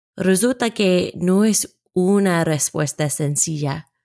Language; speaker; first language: Spanish; non-native, fluent; English